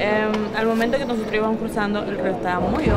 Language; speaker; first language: Spanish; native; Spanish